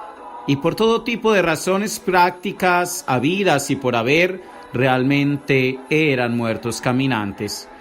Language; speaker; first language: Spanish; native; Spanish